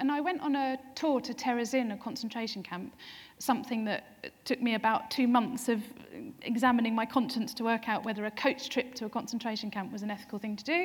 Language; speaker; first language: English; native; English